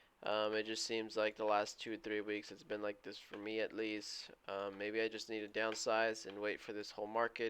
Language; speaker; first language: English; native; English